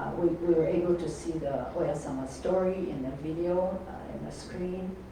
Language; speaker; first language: English; non-native, fluent; Japanese